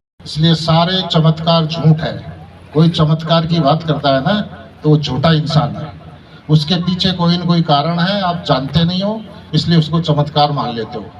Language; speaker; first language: Hindi; native; Hindi